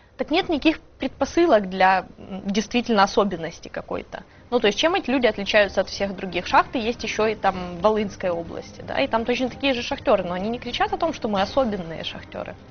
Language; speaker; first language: Russian; native; Russian